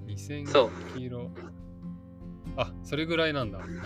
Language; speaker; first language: Japanese; native; Japanese